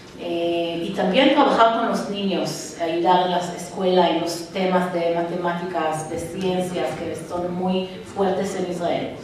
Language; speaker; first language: Spanish; non-native, fluent; Hebrew